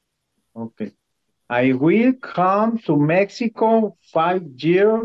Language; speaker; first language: English; non-native, learner; Spanish